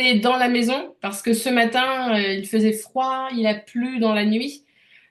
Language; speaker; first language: French; native; French